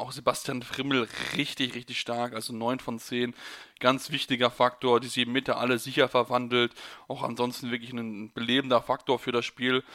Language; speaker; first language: German; native; German